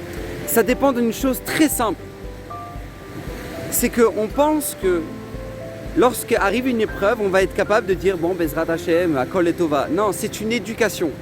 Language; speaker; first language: French; native; French